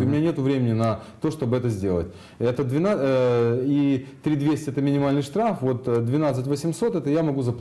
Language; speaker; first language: Russian; native; Russian